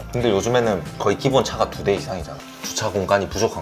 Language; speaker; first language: Korean; native; Korean